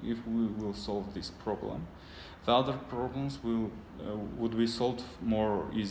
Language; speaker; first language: English; non-native, learner; Armenian